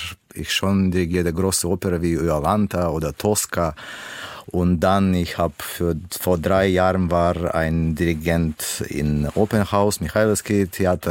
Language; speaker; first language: German; non-native, learner; Russian